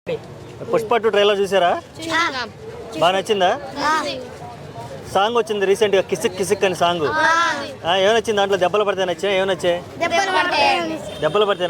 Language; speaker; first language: Telugu; native; Telugu